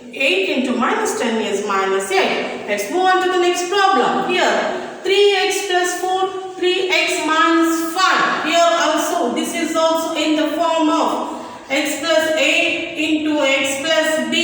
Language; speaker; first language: English; non-native, local second language; Kannada